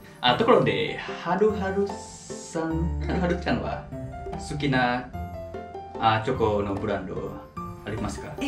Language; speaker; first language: Japanese; non-native, fluent; Indonesian